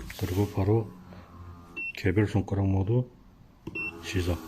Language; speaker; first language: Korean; native; Korean